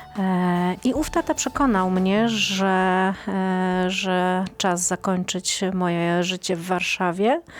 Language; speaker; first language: Polish; native; Polish